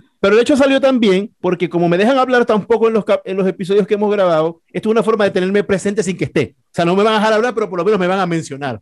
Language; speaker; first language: Spanish; native; Spanish